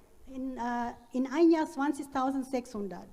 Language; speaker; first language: German; non-native, learner; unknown